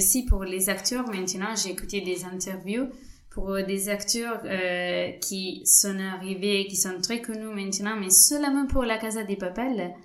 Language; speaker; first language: French; non-native, fluent; Spanish